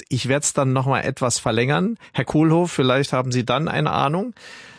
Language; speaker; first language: German; native; German